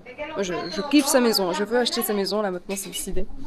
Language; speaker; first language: French; native; French